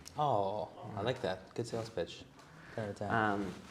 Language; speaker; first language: English; native; English